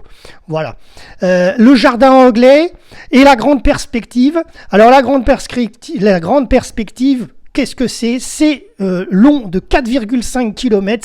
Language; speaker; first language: French; native; French